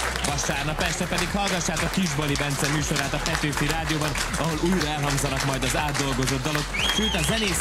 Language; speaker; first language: Hungarian; native; Hungarian